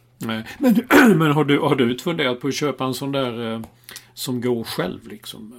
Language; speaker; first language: Swedish; native; Swedish